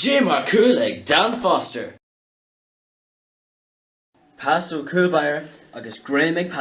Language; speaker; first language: Irish; non-native, local second language; English